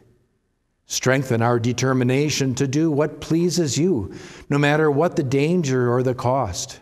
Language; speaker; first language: English; native; English